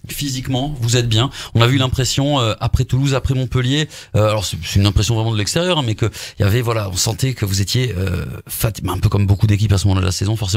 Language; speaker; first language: French; native; French